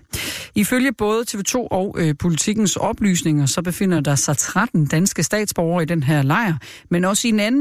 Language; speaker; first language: Danish; native; Danish